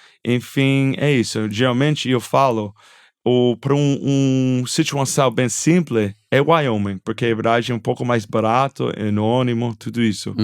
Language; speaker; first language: Portuguese; non-native, fluent; English